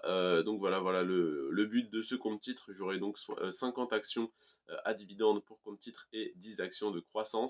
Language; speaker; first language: French; native; French